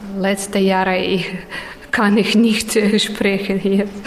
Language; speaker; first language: German; non-native, learner; Russian